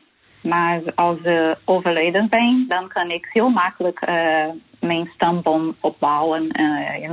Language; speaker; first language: Dutch; non-native, learner; Portuguese